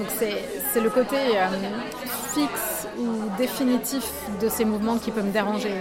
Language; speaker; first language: French; native; French